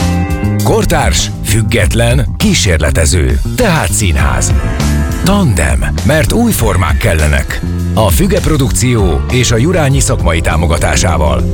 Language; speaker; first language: Hungarian; native; Hungarian